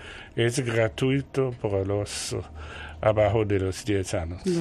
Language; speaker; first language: Spanish; non-native, learner; French